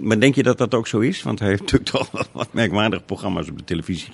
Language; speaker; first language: Dutch; native; Dutch